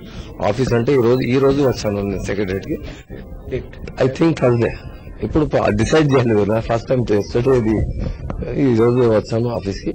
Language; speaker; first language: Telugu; non-native, local second language; Urdu